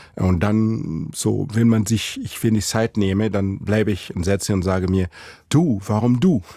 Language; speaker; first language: German; non-native, fluent; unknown